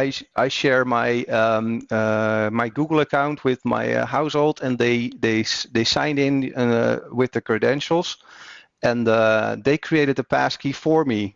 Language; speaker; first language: English; non-native, fluent; Dutch